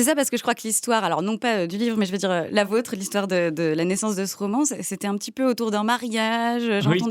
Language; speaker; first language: French; native; French